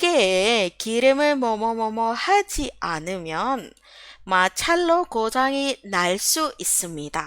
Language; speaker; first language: Korean; non-native, fluent; Indonesian